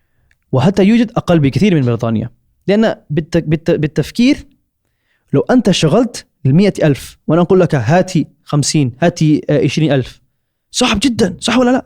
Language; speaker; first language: Arabic; non-native, fluent; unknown